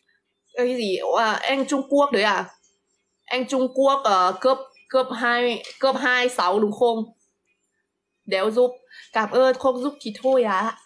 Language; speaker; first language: Vietnamese; non-native, fluent; Lao